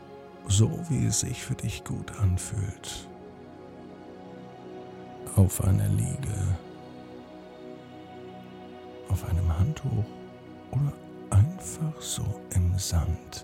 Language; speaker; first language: German; native; German